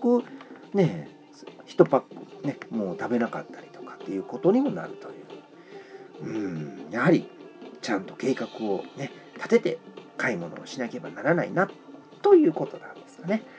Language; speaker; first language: Japanese; native; Japanese